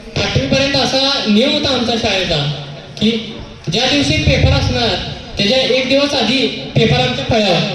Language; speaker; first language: Marathi; non-native, local second language; Kannada